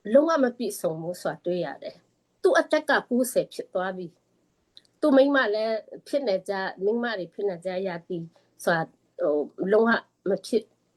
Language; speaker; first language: Burmese; non-native, local second language; Tedim Chin